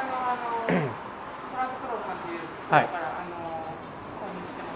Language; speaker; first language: Japanese; native; Japanese